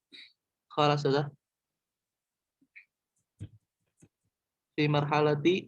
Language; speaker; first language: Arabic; non-native, learner; Indonesian